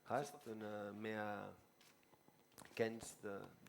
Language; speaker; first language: German; non-native, learner; Spanish